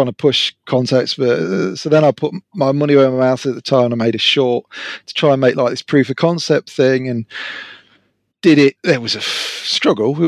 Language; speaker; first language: English; native; English